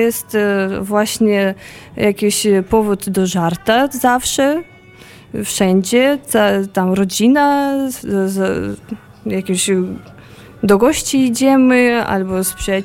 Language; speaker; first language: Polish; non-native, fluent; Russian